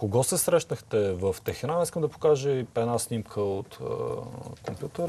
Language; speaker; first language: Bulgarian; native; Bulgarian